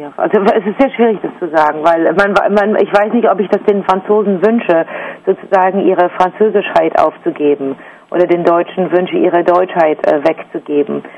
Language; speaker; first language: German; native; German